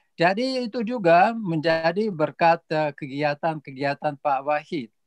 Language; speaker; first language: Indonesian; non-native, fluent; Russian